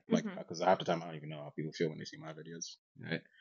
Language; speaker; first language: English; non-native, local second language; Yoruba